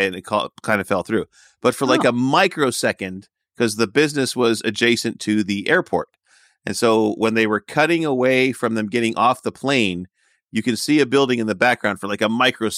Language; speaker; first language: English; native; English